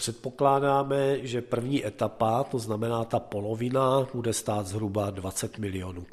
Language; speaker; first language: Czech; native; Czech